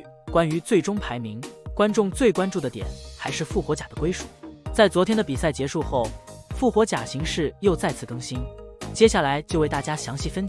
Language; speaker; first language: Chinese; native; Chinese